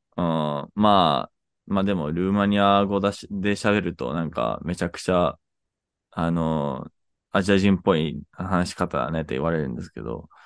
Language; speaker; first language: Japanese; non-native, fluent; English